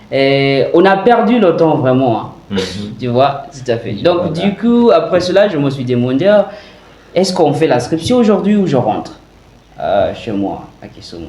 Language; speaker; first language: French; non-native, fluent; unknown